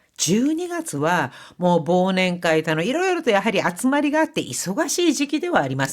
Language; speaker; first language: Japanese; non-native, fluent; Korean